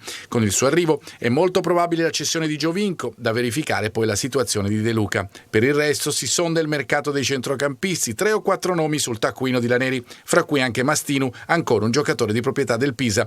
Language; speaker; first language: Italian; native; Italian